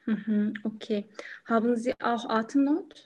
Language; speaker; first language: German; non-native, learner; Turkish